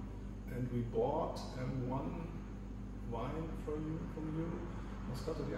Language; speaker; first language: English; non-native, learner; German